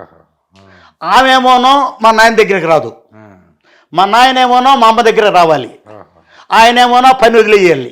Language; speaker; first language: Telugu; native; Telugu